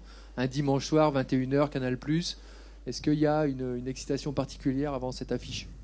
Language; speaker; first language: French; native; French